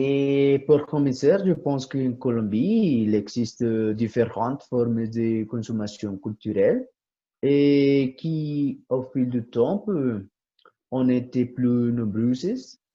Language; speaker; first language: French; non-native, learner; Spanish